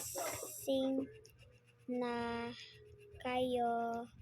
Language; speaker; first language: Filipino; non-native, local second language; Cebuano